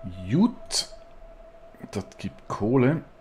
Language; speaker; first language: German; native; German